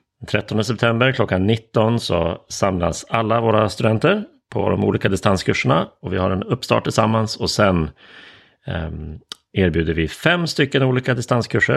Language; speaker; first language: Swedish; native; Swedish